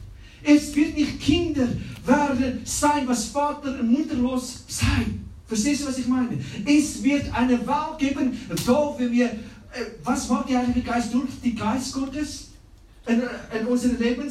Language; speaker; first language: German; non-native, learner; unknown